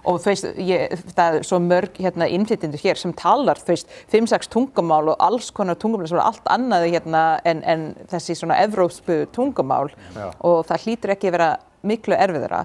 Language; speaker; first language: Icelandic; non-native, learner; English